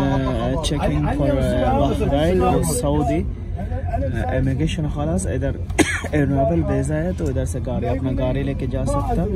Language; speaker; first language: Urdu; non-native, learner; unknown